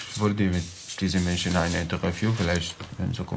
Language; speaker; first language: German; non-native, learner; Arabic